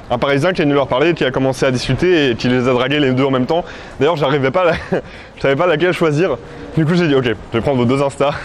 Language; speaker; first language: French; early bilingual, other home language; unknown